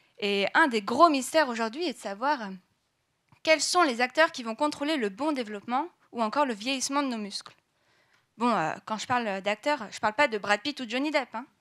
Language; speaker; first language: French; native; French